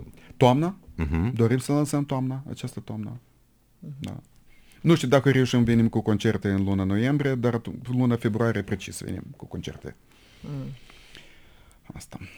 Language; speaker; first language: Romanian; non-native, local second language; Russian